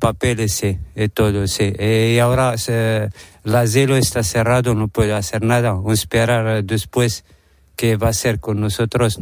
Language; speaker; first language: Spanish; non-native, learner; Arabic